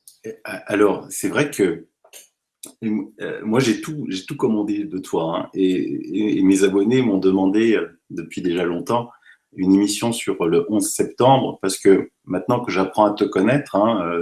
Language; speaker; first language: French; native; French